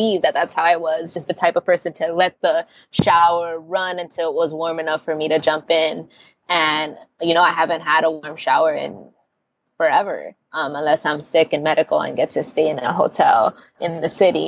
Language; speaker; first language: English; early bilingual, other home language; Spanish